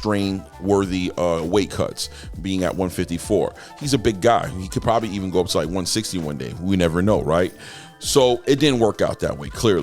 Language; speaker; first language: English; native; English